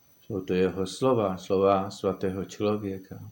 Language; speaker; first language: Czech; non-native, fluent; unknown